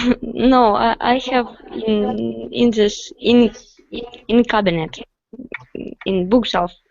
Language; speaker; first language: English; non-native, learner; Russian